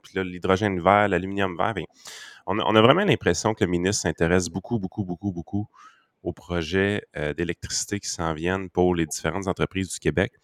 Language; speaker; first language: French; native; French